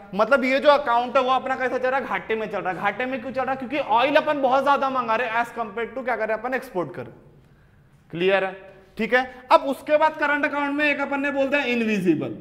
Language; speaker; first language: Hindi; native; Hindi